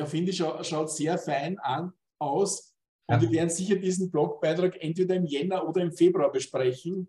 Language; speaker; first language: German; native; German